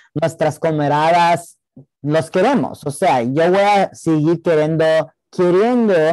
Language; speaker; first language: Spanish; early bilingual, heritage; Spanish